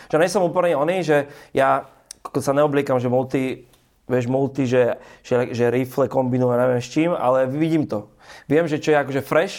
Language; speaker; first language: Slovak; native; Slovak